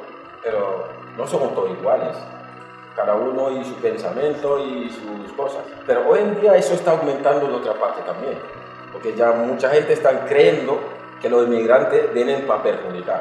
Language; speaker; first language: Spanish; non-native, fluent; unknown